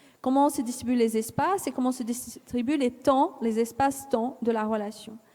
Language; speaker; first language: French; non-native, fluent; Portuguese